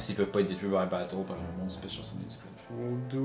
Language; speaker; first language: French; native; French